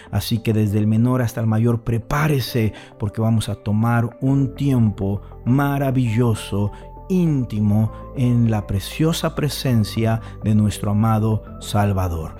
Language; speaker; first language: Spanish; native; Spanish